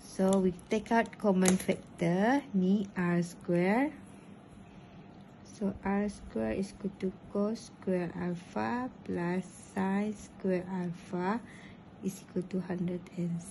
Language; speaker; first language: English; non-native, local second language; Malay